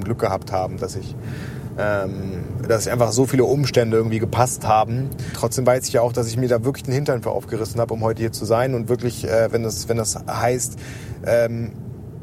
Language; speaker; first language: German; native; German